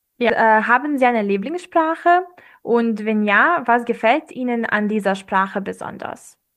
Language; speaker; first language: German; non-native, fluent; Serbian